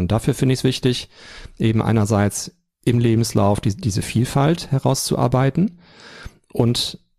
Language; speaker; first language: German; native; German